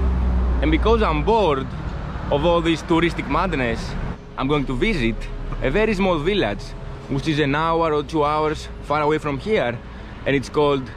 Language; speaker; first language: English; non-native, fluent; Greek